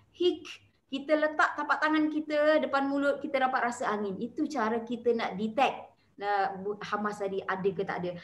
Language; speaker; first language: Malay; native; Malay